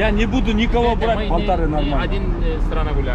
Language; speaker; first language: Russian; non-native, learner; Turkish